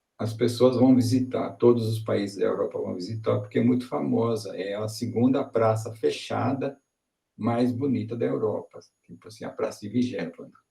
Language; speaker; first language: Portuguese; early bilingual, other home language; Italian